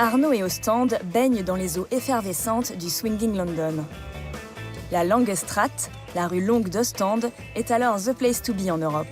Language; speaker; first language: French; native; French